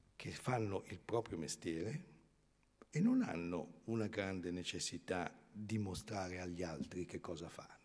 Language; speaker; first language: Italian; native; Italian